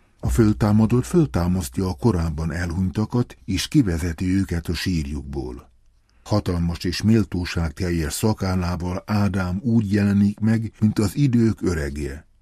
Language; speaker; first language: Hungarian; native; Hungarian